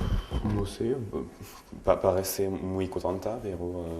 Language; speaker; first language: Spanish; non-native, learner; French